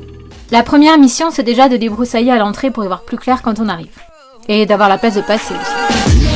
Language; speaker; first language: French; native; French